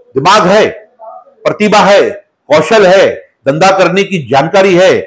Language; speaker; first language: Hindi; non-native, local second language; Sindhi